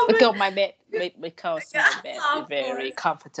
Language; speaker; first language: English; non-native, learner; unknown